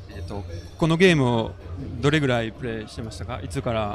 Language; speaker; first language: Japanese; non-native, fluent; French